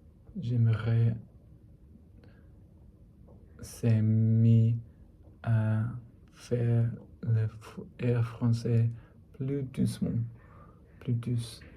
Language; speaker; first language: French; non-native, learner; English